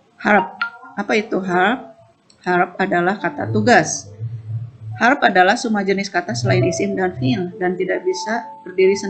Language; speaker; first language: Indonesian; native; Indonesian